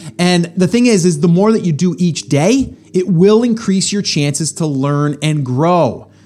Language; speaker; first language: English; native; English